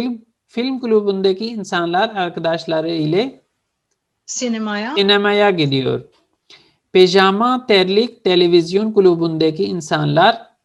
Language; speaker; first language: Turkish; non-native, learner; Urdu